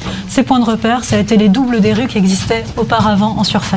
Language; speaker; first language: French; native; French